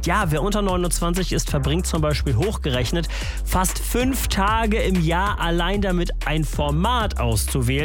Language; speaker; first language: German; native; German